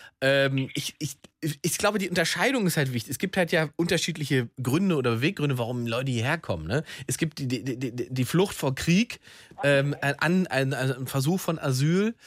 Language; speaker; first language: German; native; German